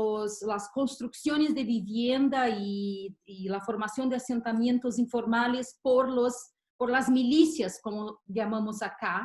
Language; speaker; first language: Spanish; non-native, fluent; Portuguese